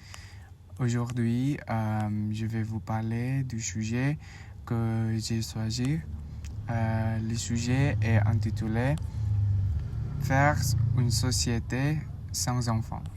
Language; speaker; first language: French; non-native, learner; Indonesian